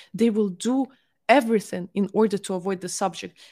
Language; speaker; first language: English; non-native, fluent; Russian